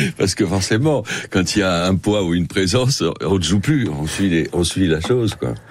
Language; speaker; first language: French; non-native, local second language; Spanish